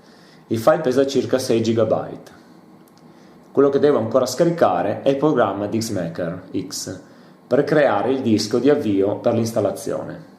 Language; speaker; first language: Italian; native; Italian